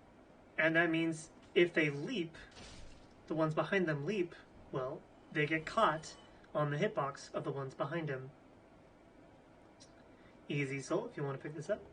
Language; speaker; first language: English; native; English